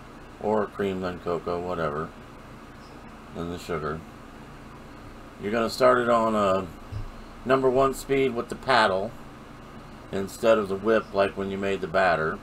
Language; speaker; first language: English; native; English